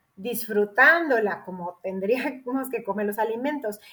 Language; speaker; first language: Spanish; native; Spanish